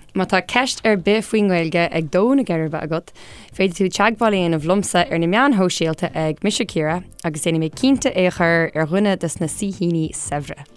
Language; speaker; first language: Irish; non-native, local second language; English